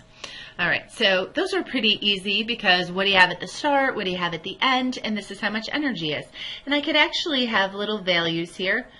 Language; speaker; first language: English; native; English